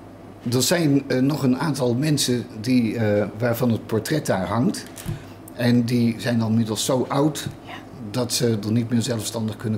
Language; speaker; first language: Dutch; native; Dutch